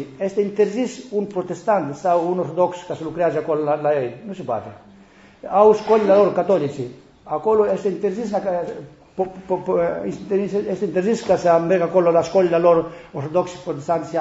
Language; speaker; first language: Romanian; non-native, learner; Greek